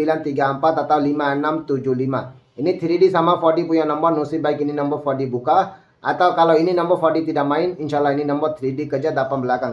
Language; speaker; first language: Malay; non-native, learner; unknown